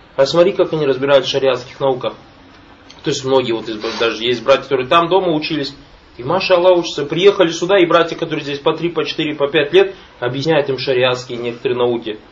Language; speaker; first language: Russian; non-native, local second language; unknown